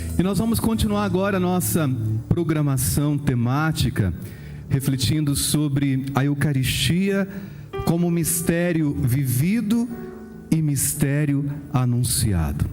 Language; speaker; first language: Portuguese; native; Portuguese